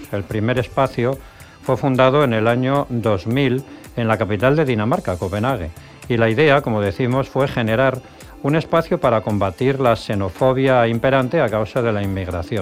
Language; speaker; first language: Spanish; native; Spanish